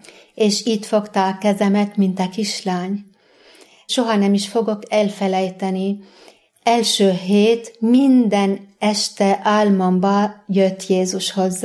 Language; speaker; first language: Hungarian; non-native, fluent; Arabic